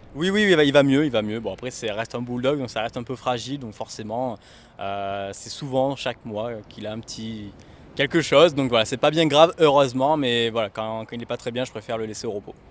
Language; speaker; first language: French; native; French